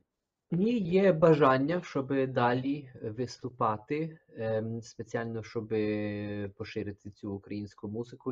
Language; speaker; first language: Ukrainian; early bilingual, heritage; Ukrainian